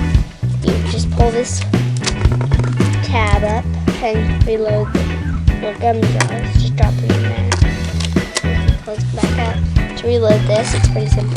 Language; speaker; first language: English; native; English